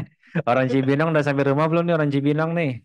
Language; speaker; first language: Indonesian; native; Indonesian